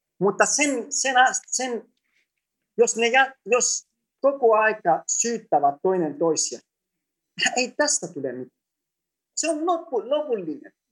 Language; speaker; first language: Finnish; non-native, fluent; Greek